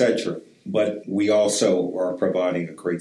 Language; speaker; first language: English; native; English